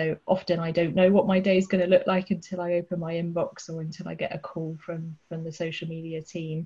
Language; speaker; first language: English; native; English